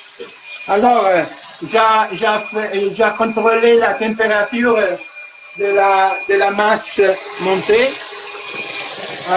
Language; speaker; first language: French; non-native, fluent; Italian